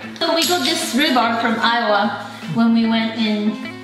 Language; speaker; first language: English; non-native, fluent; Japanese